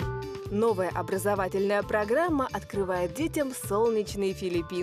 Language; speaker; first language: Russian; native; Russian